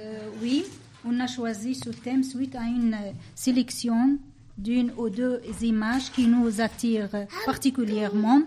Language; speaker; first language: French; non-native, learner; Arabic